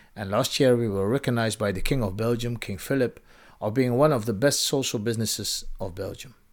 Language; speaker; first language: English; non-native, fluent; Dutch